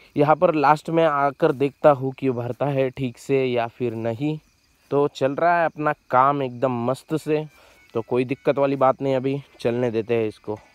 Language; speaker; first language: Hindi; non-native, local second language; Marathi